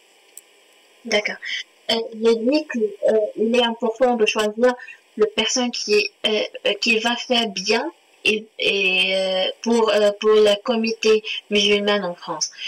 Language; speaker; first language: French; non-native, learner; Arabic